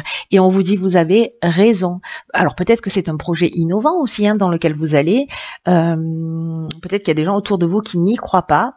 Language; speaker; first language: French; native; French